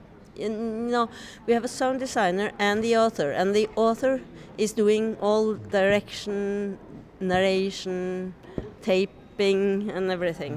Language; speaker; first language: English; non-native, fluent; Norwegian